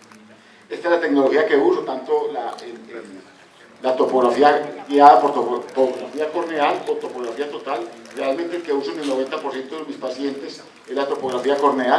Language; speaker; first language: Spanish; native; Spanish